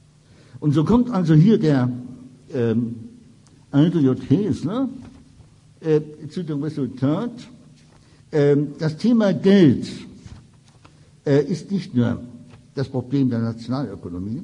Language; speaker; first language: German; native; German